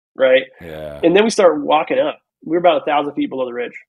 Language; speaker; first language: English; native; English